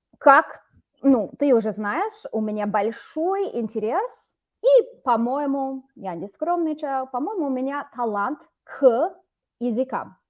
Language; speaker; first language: Russian; non-native, fluent; English